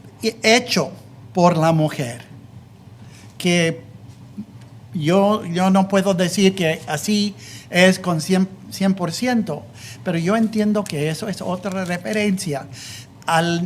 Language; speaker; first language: Spanish; non-native, fluent; English